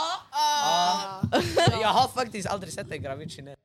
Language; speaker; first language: Swedish; early bilingual, other home language; Arabic